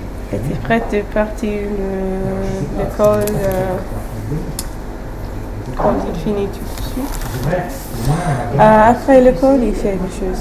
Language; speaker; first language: French; non-native, learner; English